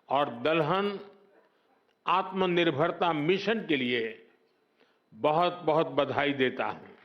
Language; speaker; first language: Hindi; non-native, local second language; Gujarati